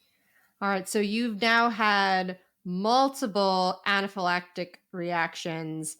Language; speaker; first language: English; native; English